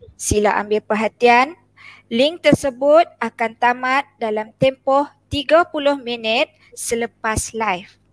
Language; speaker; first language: Malay; native; Malay